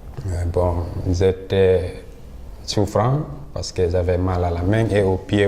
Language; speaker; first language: French; non-native, local second language; Fula